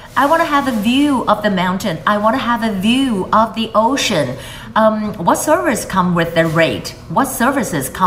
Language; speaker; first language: English; non-native, fluent; Chinese